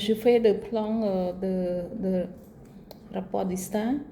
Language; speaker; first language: French; non-native, learner; Khmer